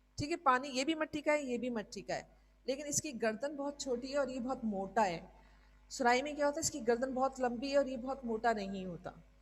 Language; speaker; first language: Urdu; native; Urdu